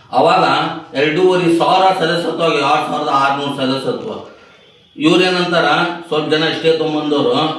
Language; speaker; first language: Kannada; non-native, local second language; Urdu